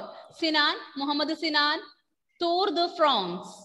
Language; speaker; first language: French; non-native, fluent; Malayalam